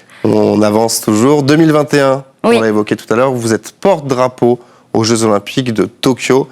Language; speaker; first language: French; native; French